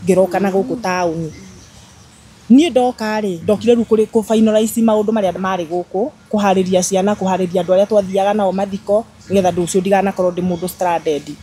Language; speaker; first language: Kikuyu; native; Kikuyu